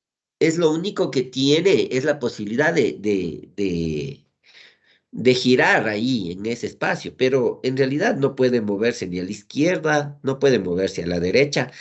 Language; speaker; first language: Spanish; native; Spanish